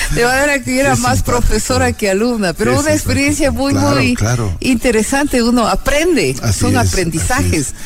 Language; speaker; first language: Spanish; native; Spanish